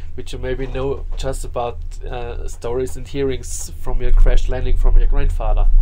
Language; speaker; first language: English; non-native, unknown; German